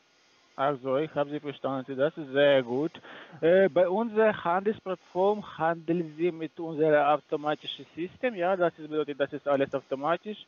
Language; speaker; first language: German; non-native, learner; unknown